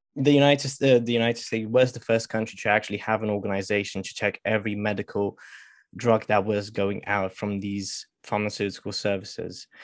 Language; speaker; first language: English; non-native, fluent; Romanian